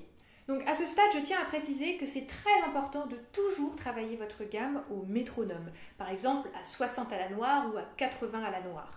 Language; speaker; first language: French; native; French